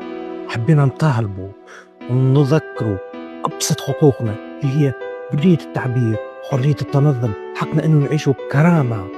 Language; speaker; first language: Arabic; native; Arabic